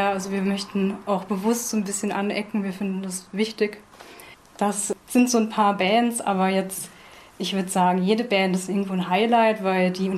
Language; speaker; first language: German; native; German